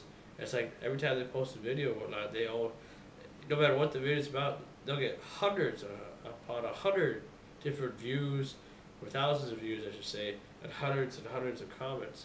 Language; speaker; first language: English; native; English